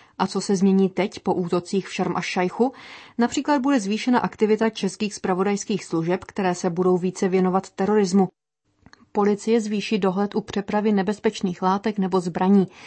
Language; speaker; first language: Czech; native; Czech